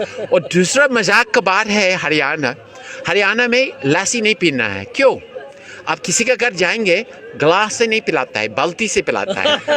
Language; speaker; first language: Hindi; non-native, fluent; English